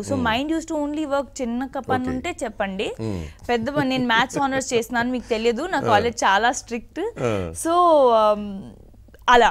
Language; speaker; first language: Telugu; non-native, local second language; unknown